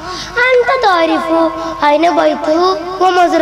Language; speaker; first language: Arabic; non-native, learner; Malayalam